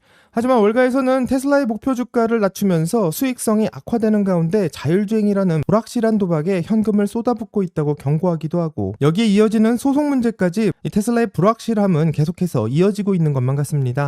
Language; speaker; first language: Korean; native; Korean